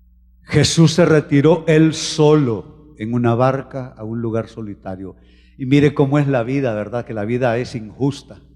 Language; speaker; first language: Spanish; native; Spanish